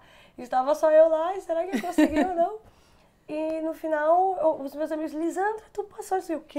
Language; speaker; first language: Portuguese; non-native, local second language; Kabuverdianu